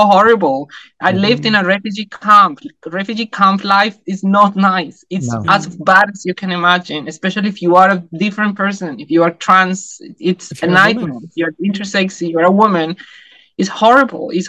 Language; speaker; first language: English; non-native, fluent; Spanish